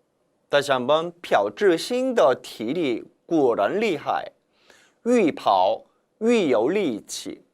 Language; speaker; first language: Chinese; non-native, fluent; Korean